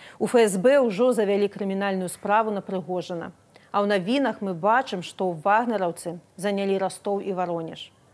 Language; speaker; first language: Belarusian; non-native, local second language; Russian